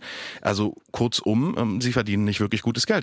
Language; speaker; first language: German; native; German